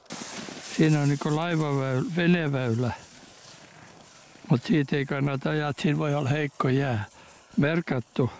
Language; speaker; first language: Finnish; native; Finnish